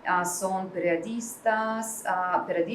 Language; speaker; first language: Spanish; non-native, learner; Russian